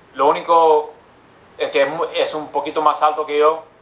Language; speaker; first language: Spanish; early bilingual, other home language; English